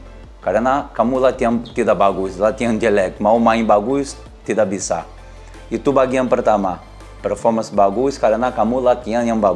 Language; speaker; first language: Indonesian; non-native, learner; Portuguese